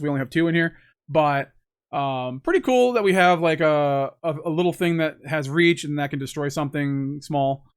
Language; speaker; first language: English; native; English